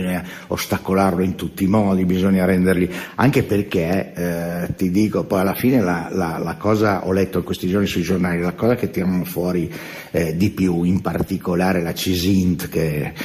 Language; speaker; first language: Italian; native; Italian